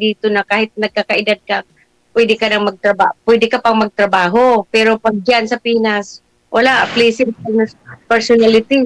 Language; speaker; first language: Filipino; non-native, local second language; Cebuano